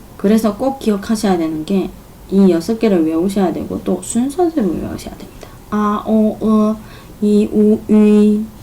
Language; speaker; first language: Korean; non-native, fluent; Chinese